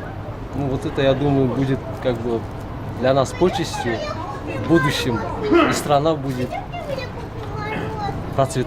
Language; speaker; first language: Russian; non-native, local second language; Kazakh